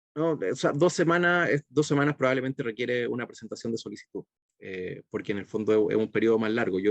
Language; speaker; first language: Spanish; native; Spanish